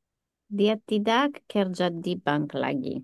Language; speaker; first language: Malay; non-native, learner; German